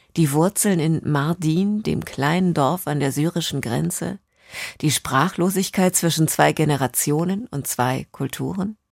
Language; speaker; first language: German; native; German